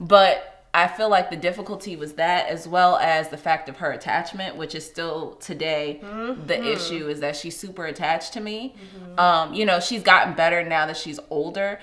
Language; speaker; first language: English; native; English